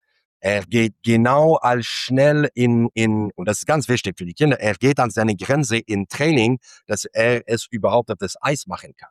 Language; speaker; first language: German; non-native, fluent; English